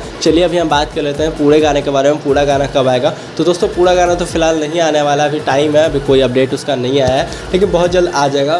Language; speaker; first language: Hindi; native; Hindi